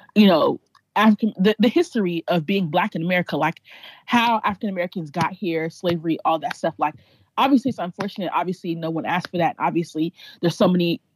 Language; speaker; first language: English; native; English